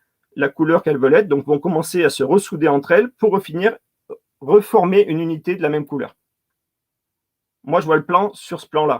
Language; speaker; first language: French; native; French